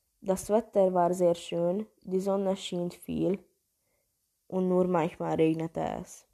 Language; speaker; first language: German; non-native, learner; Hungarian